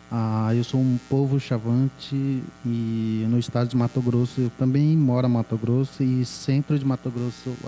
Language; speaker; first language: Portuguese; non-native, local second language; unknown